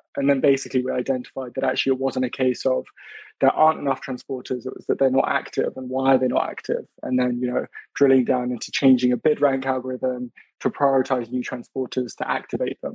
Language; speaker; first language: English; native; English